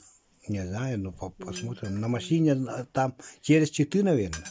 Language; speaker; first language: Russian; non-native, local second language; Yakut